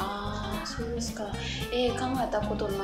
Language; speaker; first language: Japanese; non-native, fluent; Burmese